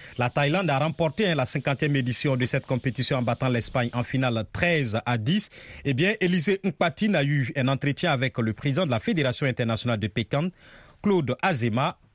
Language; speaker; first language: French; non-native, local second language; Mossi